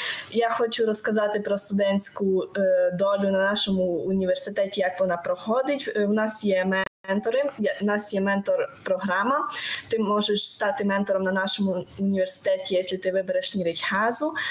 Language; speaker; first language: Ukrainian; non-native, local second language; Hungarian